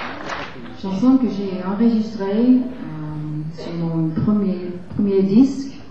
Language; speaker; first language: French; non-native, fluent; English